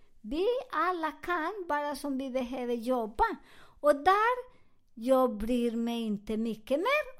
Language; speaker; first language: Swedish; non-native, learner; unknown